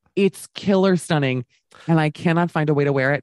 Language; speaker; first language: English; native; English